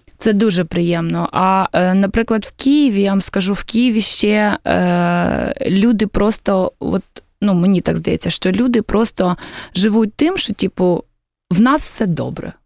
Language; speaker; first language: Ukrainian; native; Ukrainian